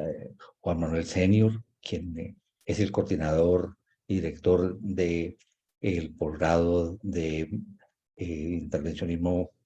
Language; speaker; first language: Spanish; native; Spanish